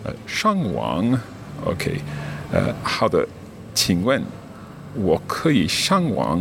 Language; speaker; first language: Chinese; non-native, learner; English